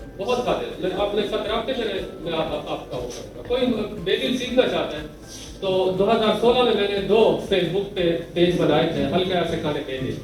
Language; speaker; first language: Urdu; non-native, local second language; Pashto